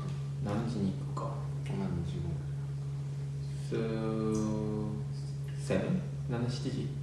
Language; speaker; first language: Japanese; native; Japanese